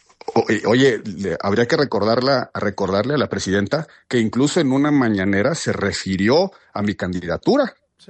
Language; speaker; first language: Spanish; native; Spanish